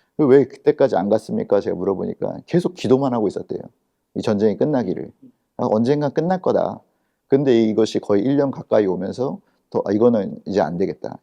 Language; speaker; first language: Korean; native; Korean